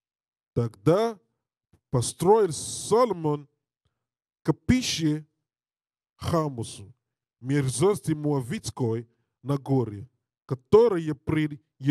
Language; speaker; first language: Russian; non-native, learner; English